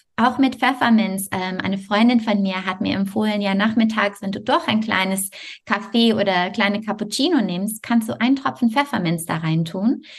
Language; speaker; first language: German; non-native, fluent; French